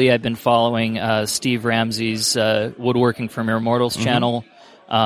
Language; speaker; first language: English; native; English